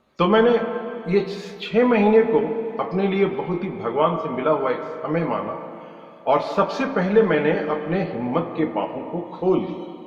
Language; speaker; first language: Hindi; non-native, local second language; Urdu